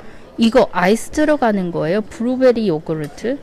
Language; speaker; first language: Korean; non-native, fluent; Chinese